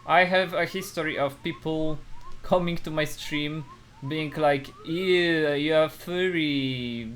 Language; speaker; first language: English; non-native, fluent; Polish